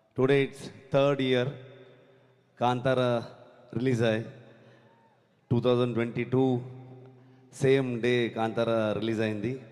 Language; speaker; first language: Telugu; non-native, learner; Kannada